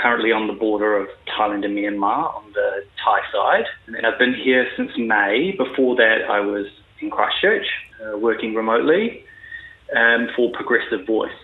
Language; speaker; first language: English; native; English